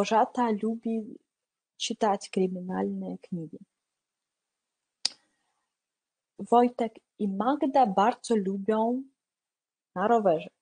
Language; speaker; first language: Polish; non-native, fluent; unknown